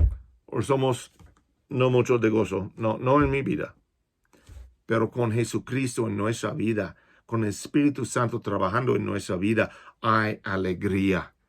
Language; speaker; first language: Spanish; non-native, fluent; English